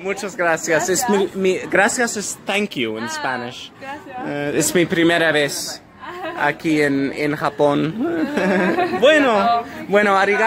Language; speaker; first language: Spanish; non-native, learner; English